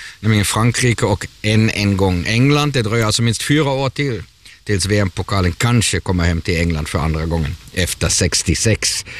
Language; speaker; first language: Swedish; non-native, fluent; German